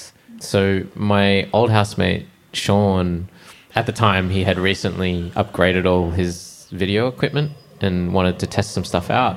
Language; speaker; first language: English; native; English